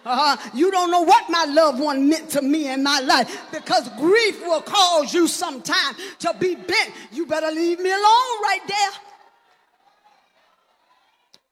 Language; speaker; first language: English; native; English